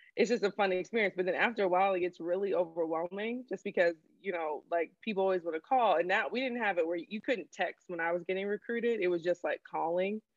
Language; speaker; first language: English; native; English